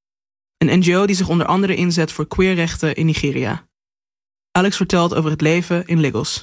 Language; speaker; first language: Dutch; native; Dutch